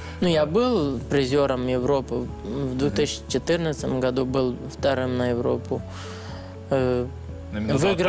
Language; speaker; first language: Russian; non-native, learner; Romanian